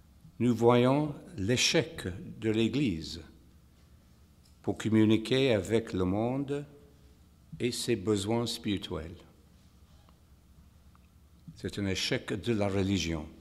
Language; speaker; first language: French; non-native, fluent; English